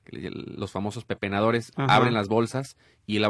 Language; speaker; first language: Spanish; native; Spanish